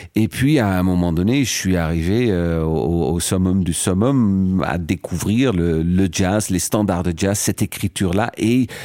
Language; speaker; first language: French; non-native, fluent; Dutch